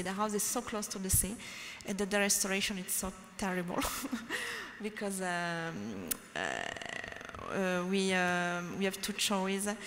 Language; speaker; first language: English; non-native, learner; French